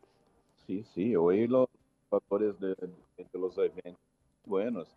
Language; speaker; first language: Spanish; non-native, learner; Portuguese